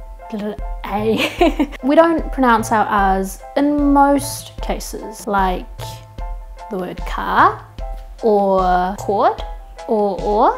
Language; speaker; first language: English; early bilingual, other home language; Indonesian